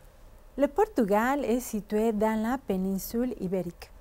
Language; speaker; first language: French; non-native, fluent; Spanish